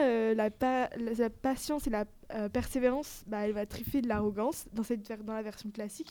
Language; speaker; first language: French; native; French